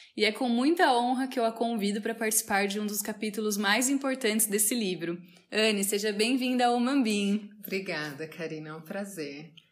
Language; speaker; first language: Portuguese; native; Portuguese